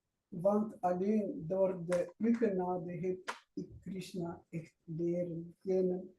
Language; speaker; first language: Dutch; non-native, learner; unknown